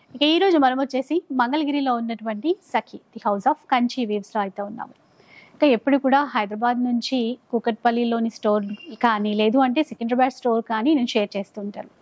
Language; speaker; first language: Telugu; native; Telugu